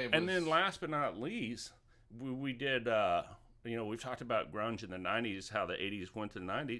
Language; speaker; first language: English; native; English